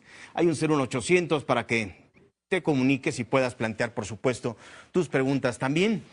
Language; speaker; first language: Spanish; native; Spanish